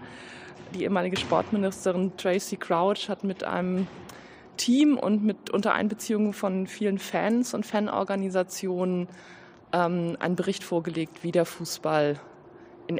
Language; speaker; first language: German; native; German